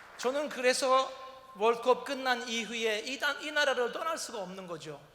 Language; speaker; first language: Korean; non-native, fluent; Turkish